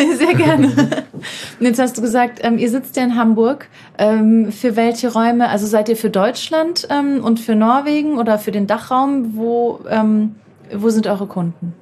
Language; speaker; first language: German; native; German